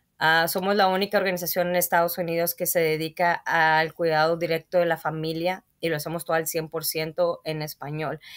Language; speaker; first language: Spanish; native; Spanish